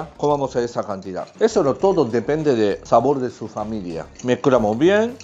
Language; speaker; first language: Spanish; non-native, learner; Japanese